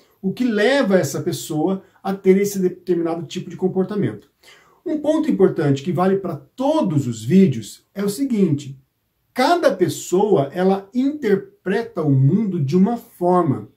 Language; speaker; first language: Portuguese; native; Portuguese